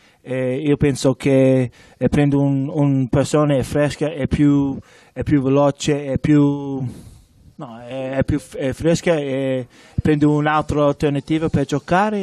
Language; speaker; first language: Italian; non-native, learner; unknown